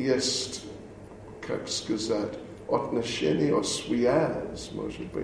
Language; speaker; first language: Russian; non-native, learner; English